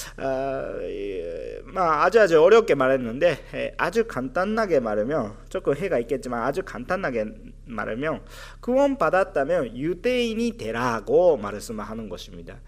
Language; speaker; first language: Korean; non-native, fluent; Japanese